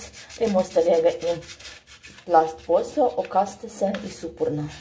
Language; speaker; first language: Swedish; non-native, learner; Russian